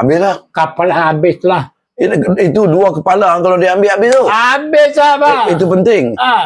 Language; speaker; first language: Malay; non-native, local second language; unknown